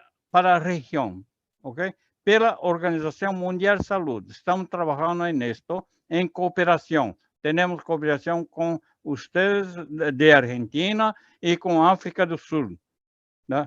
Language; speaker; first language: Spanish; non-native, learner; Portuguese